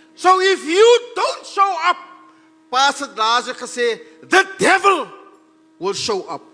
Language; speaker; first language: English; non-native, local second language; Afrikaans